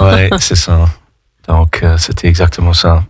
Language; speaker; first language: French; non-native, fluent; English